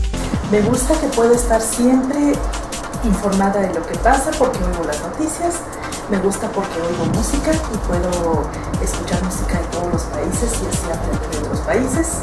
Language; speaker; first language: Spanish; native; Spanish